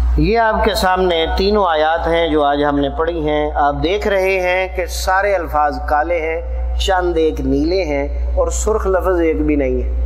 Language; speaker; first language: Urdu; non-native, local second language; Punjabi